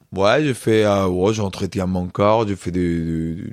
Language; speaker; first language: French; non-native, fluent; Spanish